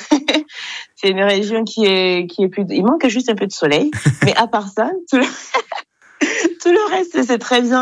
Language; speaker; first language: French; non-native, local second language; Kinyarwanda